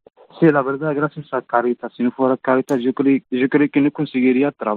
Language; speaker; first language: Spanish; non-native, fluent; Arabic